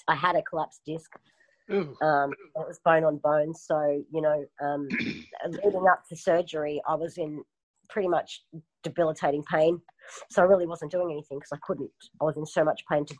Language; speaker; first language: English; native; English